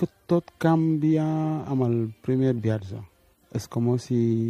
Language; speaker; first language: Catalan; non-native, learner; Wolof